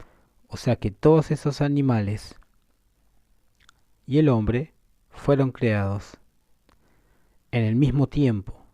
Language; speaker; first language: Spanish; native; Spanish